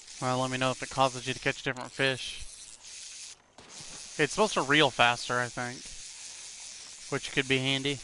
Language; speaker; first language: English; native; English